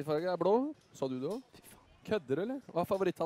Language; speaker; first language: Norwegian; native; Norwegian